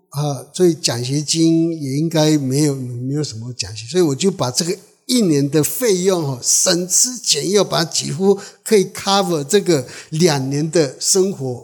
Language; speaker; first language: Chinese; non-native, local second language; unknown